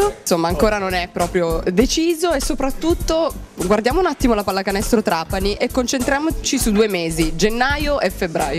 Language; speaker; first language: Italian; native; Italian